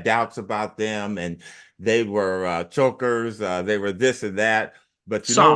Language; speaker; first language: English; native; English